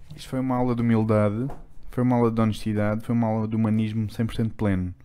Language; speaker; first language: Portuguese; native; Portuguese